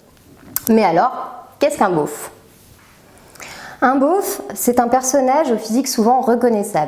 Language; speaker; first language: French; native; French